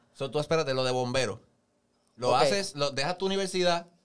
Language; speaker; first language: Spanish; native; Spanish